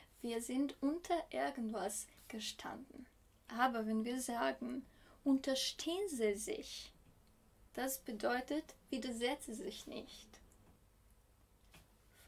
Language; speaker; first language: German; non-native, fluent; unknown